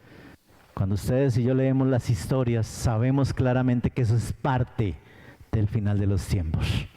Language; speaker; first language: Spanish; native; Spanish